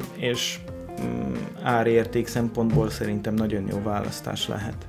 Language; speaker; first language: Hungarian; non-native, fluent; Polish